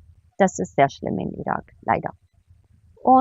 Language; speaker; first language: German; non-native, fluent; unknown